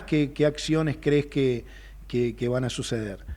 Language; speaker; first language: Spanish; native; Spanish